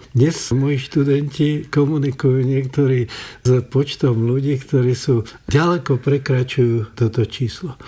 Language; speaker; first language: Slovak; native; Slovak